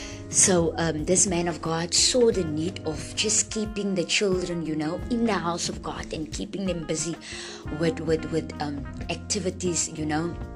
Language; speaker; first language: English; non-native, local second language; Afrikaans